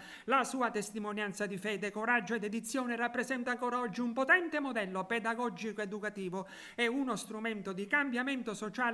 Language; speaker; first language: Italian; native; Italian